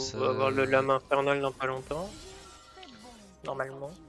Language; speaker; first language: French; native; French